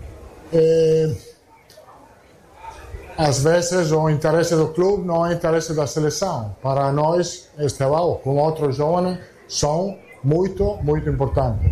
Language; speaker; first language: Portuguese; non-native, fluent; Italian